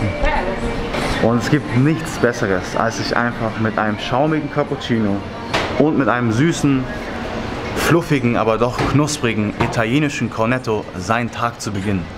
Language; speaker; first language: German; native; German